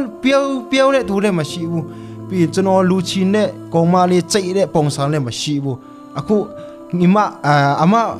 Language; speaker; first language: Burmese; non-native, local second language; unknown